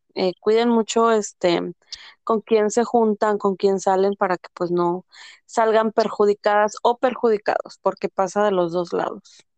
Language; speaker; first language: Spanish; early bilingual, heritage; Spanish